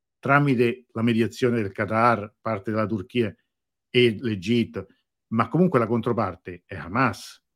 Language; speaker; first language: Italian; native; Italian